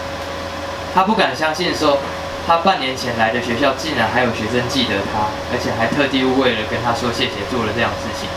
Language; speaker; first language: Chinese; native; Chinese